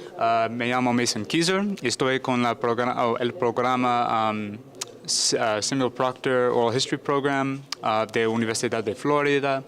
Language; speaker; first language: Spanish; non-native, learner; English